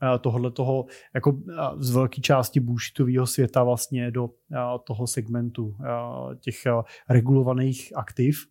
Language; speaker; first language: Czech; native; Czech